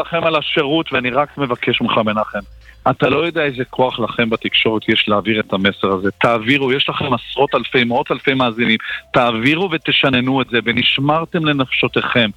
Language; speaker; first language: Hebrew; native; Hebrew